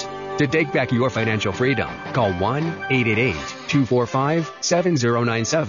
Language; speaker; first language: English; native; English